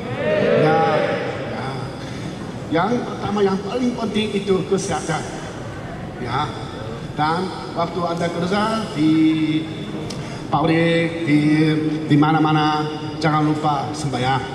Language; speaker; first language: Indonesian; non-native, learner; Korean